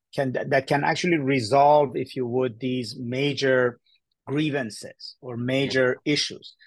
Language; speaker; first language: English; early bilingual, other home language; Persian